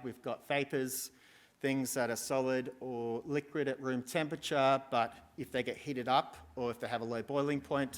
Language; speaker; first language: English; native; English